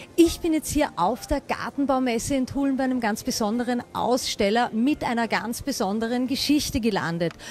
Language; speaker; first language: German; native; German